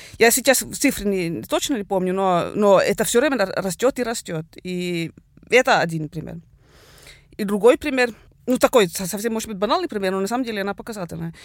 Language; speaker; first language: Russian; non-native, fluent; Swedish